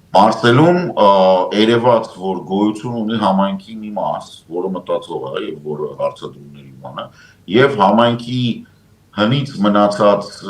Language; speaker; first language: Armenian; native; Armenian